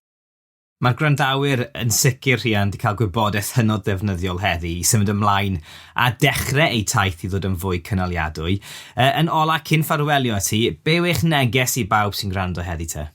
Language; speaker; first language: Welsh; native; Welsh